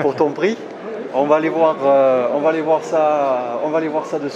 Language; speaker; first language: French; native; French